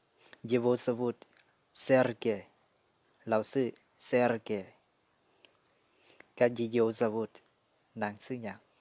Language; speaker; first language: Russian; non-native, learner; Lao